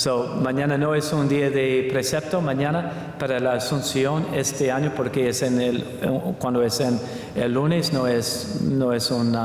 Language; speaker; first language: Spanish; non-native, learner; English